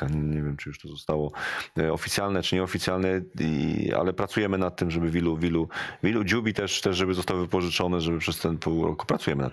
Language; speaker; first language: Polish; native; Polish